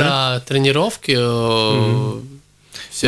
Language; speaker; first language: Russian; non-native, local second language; Latvian